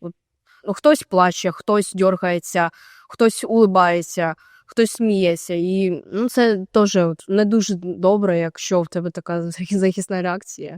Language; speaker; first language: Ukrainian; native; Ukrainian